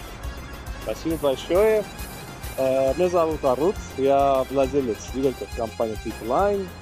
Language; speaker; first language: Russian; non-native, local second language; Armenian